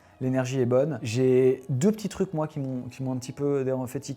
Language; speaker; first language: French; native; French